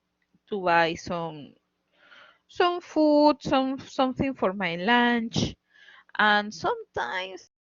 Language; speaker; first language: English; non-native, fluent; Spanish